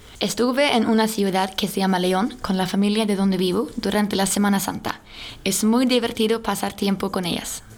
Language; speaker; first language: Spanish; non-native, learner; Swedish